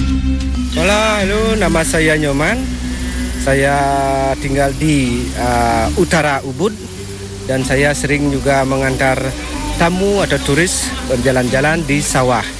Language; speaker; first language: Indonesian; non-native, local second language; Balinese